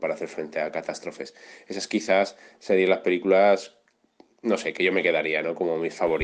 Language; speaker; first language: Spanish; native; Spanish